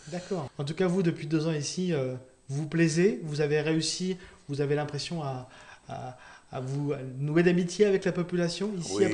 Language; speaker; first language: French; native; French